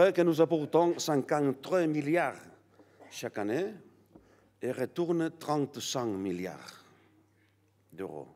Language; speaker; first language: French; non-native, learner; Catalan